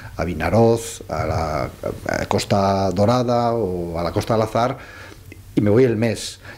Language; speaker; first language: Spanish; native; Spanish